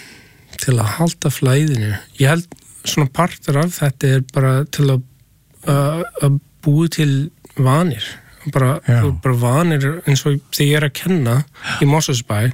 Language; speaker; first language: Icelandic; non-native, learner; English